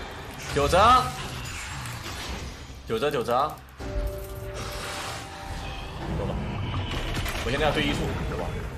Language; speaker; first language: Chinese; native; Chinese